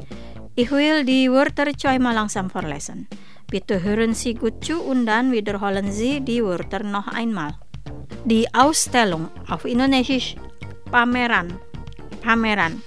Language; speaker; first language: German; non-native, fluent; Indonesian